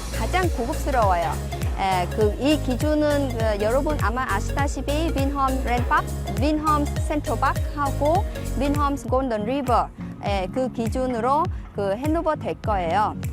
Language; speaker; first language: Korean; non-native, fluent; Vietnamese